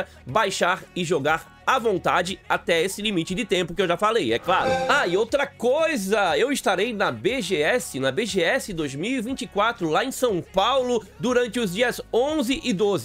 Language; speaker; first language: Portuguese; native; Portuguese